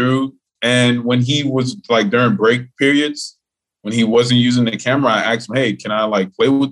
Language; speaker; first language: English; native; English